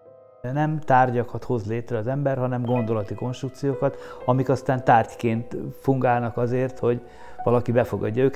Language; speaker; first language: Hungarian; native; Hungarian